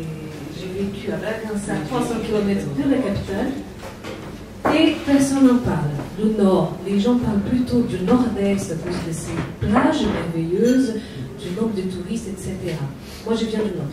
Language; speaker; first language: French; non-native, fluent; Portuguese